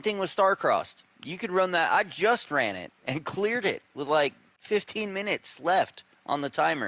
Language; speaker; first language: English; native; English